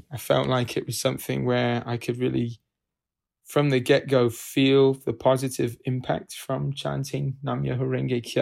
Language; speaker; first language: English; native; English